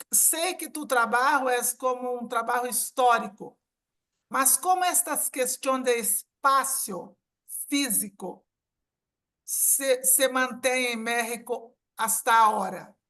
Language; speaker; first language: Portuguese; non-native, fluent; Spanish